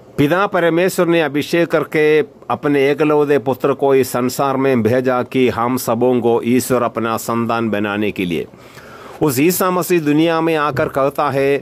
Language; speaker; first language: Hindi; non-native, local second language; Malayalam